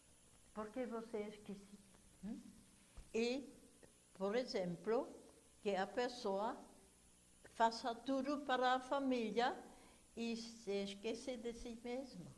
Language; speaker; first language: Portuguese; non-native, fluent; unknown